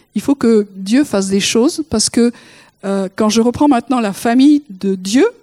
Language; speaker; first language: French; native; French